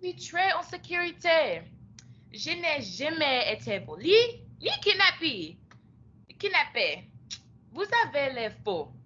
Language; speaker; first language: French; non-native, learner; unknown